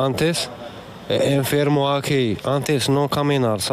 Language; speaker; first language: Spanish; non-native, learner; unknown